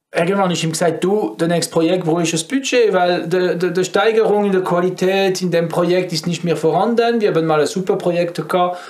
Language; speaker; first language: German; non-native, fluent; French